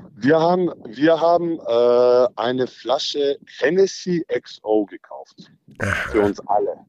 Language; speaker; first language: German; native; German